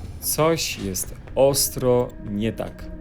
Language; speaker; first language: Polish; native; Polish